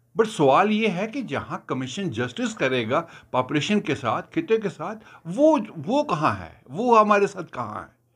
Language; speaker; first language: Hindi; non-native, local second language; Kashmiri